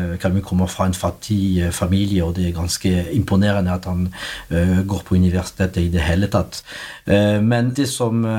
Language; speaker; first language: Norwegian; non-native, fluent; French